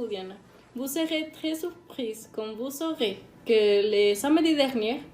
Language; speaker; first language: French; non-native, learner; Spanish